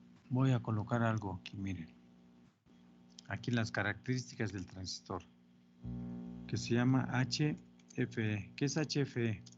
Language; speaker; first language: Spanish; native; Spanish